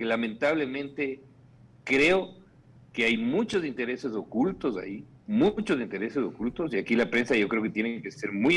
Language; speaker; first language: Spanish; native; Spanish